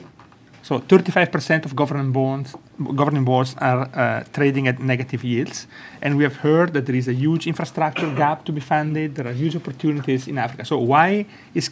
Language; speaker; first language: English; non-native, fluent; Italian